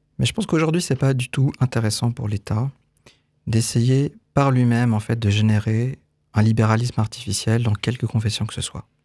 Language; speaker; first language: French; native; French